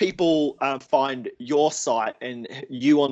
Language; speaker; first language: English; native; English